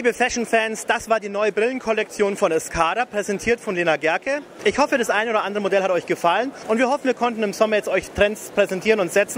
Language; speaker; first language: German; native; German